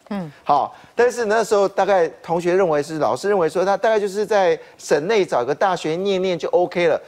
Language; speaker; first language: Chinese; native; Chinese